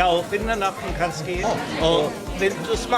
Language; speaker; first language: Icelandic; non-native, learner; German